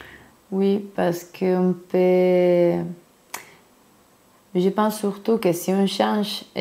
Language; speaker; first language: French; non-native, learner; Spanish